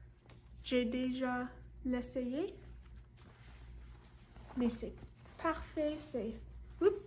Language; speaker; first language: French; non-native, learner; English